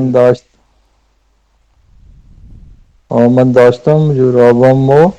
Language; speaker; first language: Persian; non-native, learner; Urdu